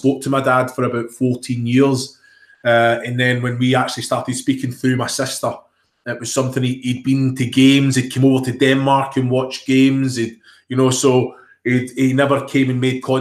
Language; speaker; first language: English; native; English